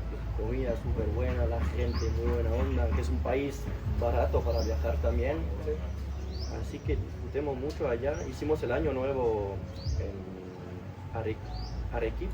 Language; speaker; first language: Spanish; non-native, fluent; French